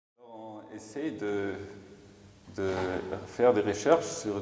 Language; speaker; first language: French; non-native, fluent; German